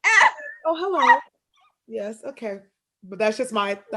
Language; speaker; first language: English; native; English